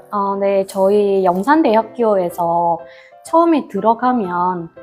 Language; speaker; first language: Korean; non-native, fluent; Vietnamese